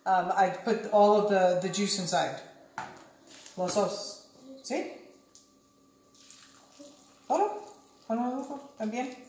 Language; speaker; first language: Spanish; non-native, learner; English